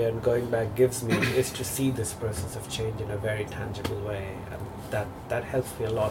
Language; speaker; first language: English; non-native, local second language; Bangla